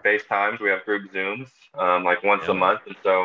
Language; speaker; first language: English; native; English